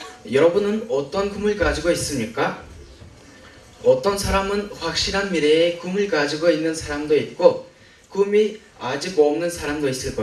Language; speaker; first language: Korean; non-native, learner; Kyrgyz